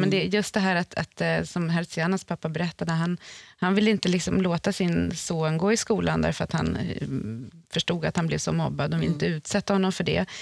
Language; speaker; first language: Swedish; native; Swedish